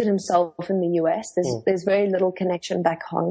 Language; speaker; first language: English; non-native, local second language; Afrikaans